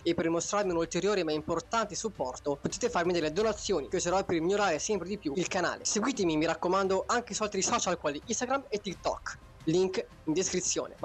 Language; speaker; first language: Italian; native; Italian